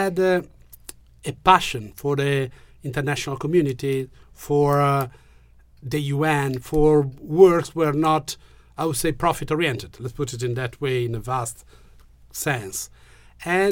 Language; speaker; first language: English; non-native, fluent; Italian